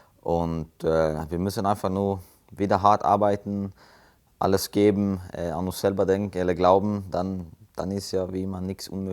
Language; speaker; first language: German; non-native, fluent; Swedish